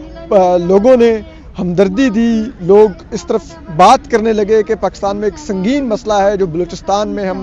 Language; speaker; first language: Urdu; native; Urdu